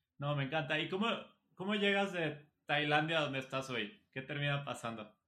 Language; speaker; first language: Spanish; native; Spanish